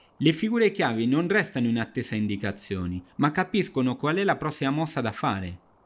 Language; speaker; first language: Italian; non-native, fluent; Spanish